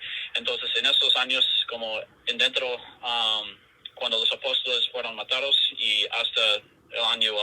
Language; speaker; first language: Spanish; non-native, fluent; English